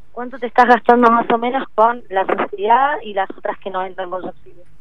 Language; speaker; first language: Spanish; native; Spanish